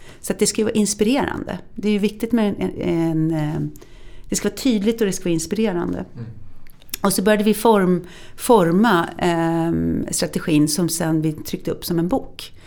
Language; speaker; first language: Swedish; native; Swedish